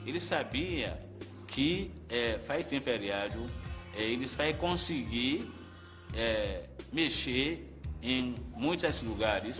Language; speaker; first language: Portuguese; non-native, fluent; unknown